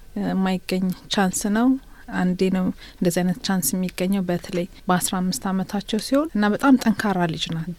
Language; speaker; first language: Amharic; native; Amharic